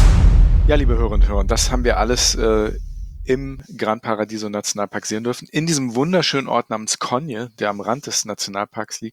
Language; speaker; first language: German; native; German